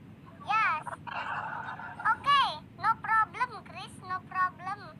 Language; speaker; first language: English; non-native, learner; Indonesian